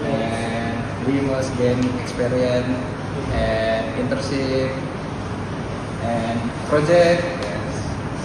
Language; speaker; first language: English; non-native, learner; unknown